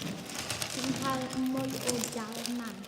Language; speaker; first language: Welsh; non-native, local second language; English